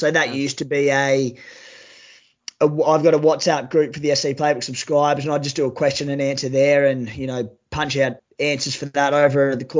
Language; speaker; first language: English; native; English